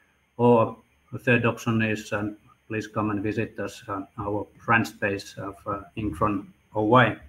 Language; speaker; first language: English; non-native, fluent; Finnish